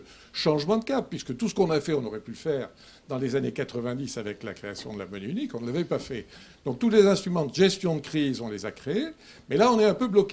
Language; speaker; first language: French; native; French